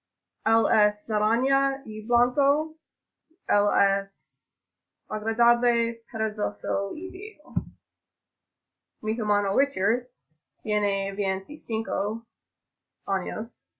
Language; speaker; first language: Spanish; non-native, learner; English